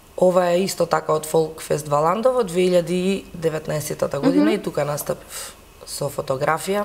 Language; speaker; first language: Macedonian; native; Macedonian